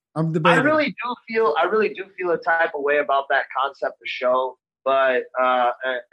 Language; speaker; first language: English; native; English